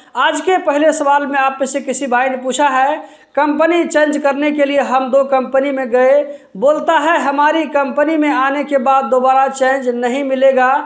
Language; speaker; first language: Hindi; native; Hindi